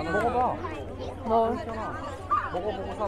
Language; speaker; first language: Korean; native; Korean